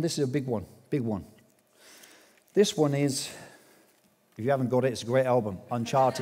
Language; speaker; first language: English; native; English